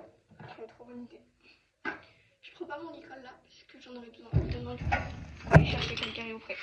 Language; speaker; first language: French; native; French